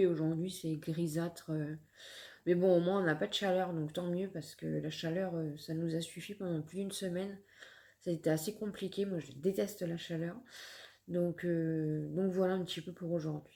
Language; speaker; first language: French; native; French